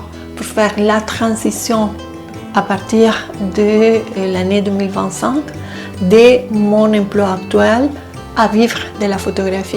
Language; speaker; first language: French; non-native, fluent; Spanish